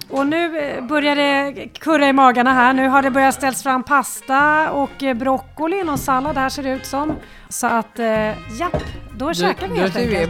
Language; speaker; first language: Swedish; native; Swedish